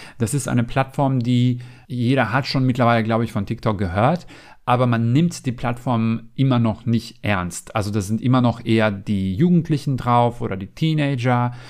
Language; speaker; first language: German; non-native, fluent; Macedonian